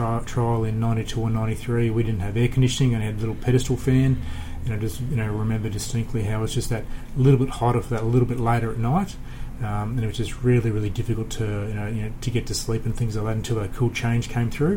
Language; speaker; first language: English; native; English